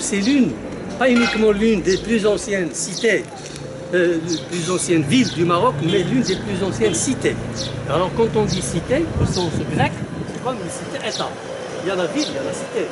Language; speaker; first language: French; non-native, local second language; Arabic